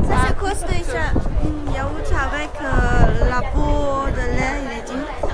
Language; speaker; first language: French; non-native, learner; Chinese